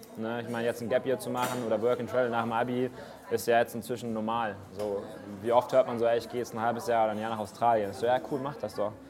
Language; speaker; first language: German; native; German